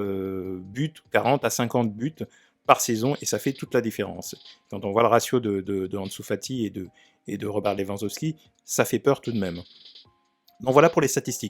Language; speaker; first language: French; native; French